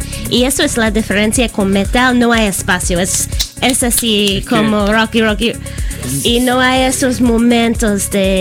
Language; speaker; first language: Spanish; non-native, fluent; English